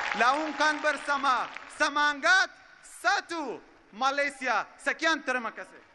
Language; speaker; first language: Malay; non-native, fluent; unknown